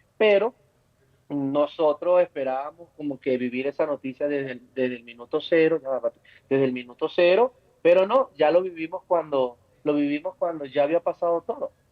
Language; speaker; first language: Spanish; native; Spanish